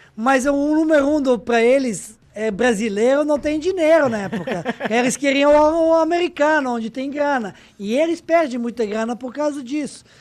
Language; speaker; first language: Portuguese; non-native, fluent; Serbian